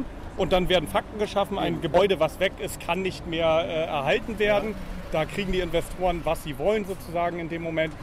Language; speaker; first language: German; native; German